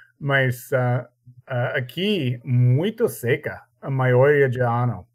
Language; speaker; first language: Portuguese; non-native, learner; English